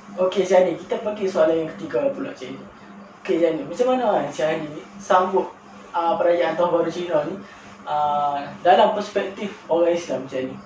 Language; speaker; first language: Malay; native; Malay